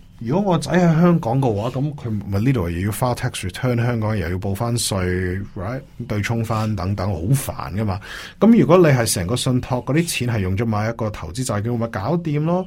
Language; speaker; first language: Cantonese; early bilingual, heritage; Cantonese